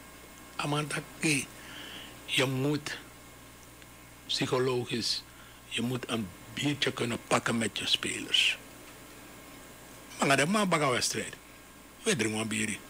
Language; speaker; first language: Dutch; non-native, local second language; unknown